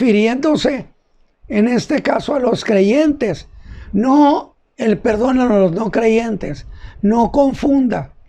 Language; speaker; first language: Spanish; native; Spanish